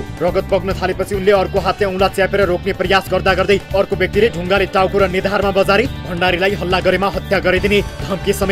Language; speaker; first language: Nepali; native; Nepali